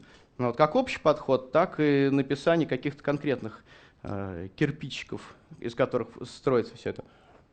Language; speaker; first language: Russian; native; Russian